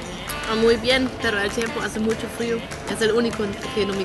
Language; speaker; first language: Spanish; non-native, learner; German